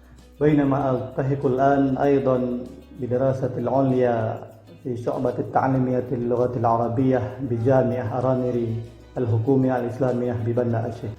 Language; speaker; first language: Arabic; non-native, fluent; Indonesian